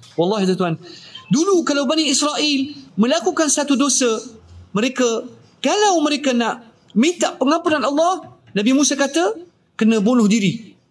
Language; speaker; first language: Malay; native; Malay